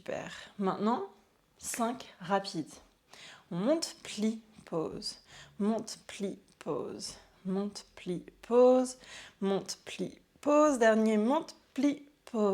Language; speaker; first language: French; native; French